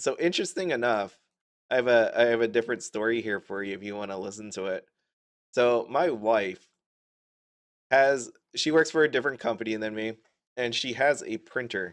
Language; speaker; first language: English; native; English